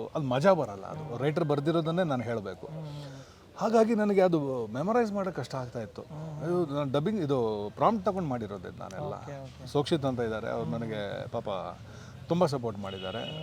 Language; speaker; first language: Kannada; non-native, local second language; Tulu